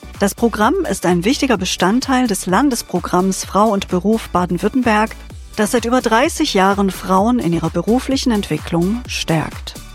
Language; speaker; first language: German; native; German